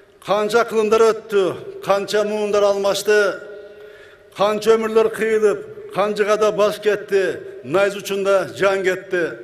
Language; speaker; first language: Kyrgyz; native; Kyrgyz